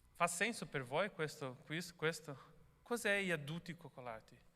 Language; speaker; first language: Italian; non-native, learner; Portuguese